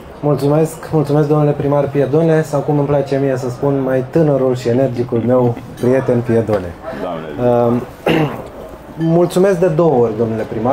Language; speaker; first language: Romanian; native; Romanian